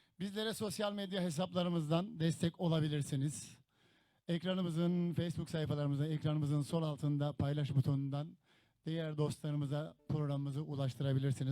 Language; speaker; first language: Turkish; native; Turkish